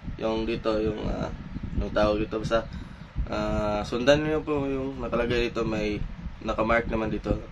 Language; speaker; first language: Filipino; non-native, local second language; Cebuano